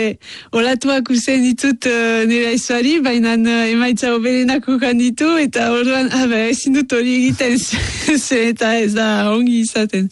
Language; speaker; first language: Basque; non-native, local second language; French